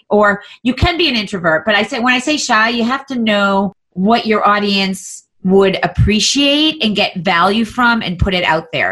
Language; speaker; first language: English; native; English